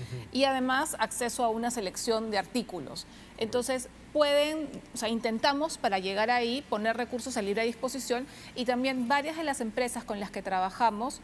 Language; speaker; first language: Spanish; native; Spanish